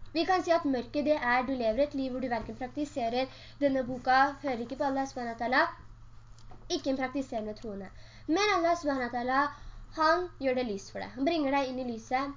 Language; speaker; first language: Norwegian; early bilingual, other home language; Urdu